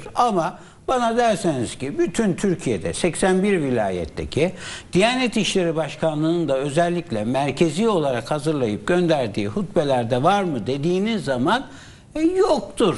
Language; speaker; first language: Turkish; native; Turkish